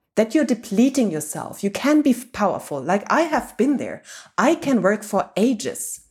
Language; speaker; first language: English; non-native, fluent; German